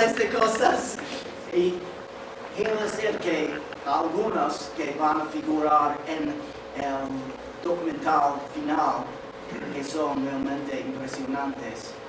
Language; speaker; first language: Spanish; non-native, fluent; English